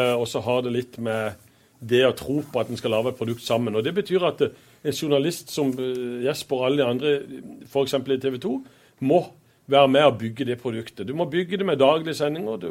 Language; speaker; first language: Norwegian; native; Norwegian